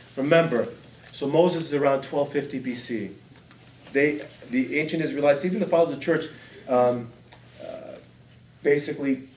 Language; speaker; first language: English; native; English